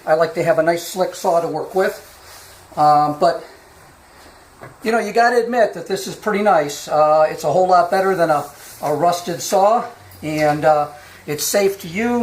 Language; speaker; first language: English; native; English